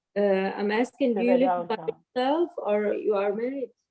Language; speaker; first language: English; non-native, learner; Arabic